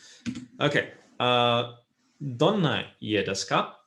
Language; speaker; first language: Japanese; non-native, fluent; English